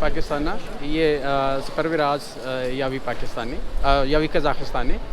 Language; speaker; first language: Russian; non-native, learner; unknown